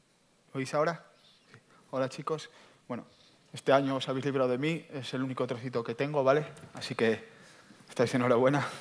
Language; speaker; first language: Spanish; native; Spanish